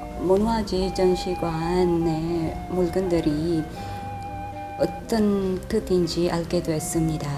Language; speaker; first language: Korean; non-native, learner; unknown